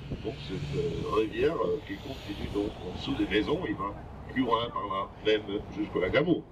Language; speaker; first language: French; non-native, local second language; Dutch